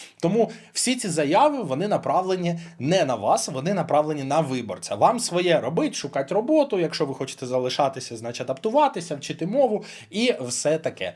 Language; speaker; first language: Ukrainian; non-native, local second language; Russian